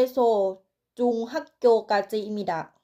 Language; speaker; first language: Korean; non-native, learner; Thai